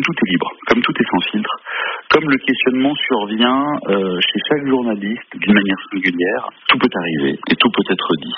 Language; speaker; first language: French; native; French